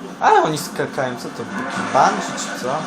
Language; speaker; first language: Polish; native; Polish